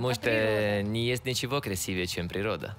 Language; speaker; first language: Russian; non-native, learner; Italian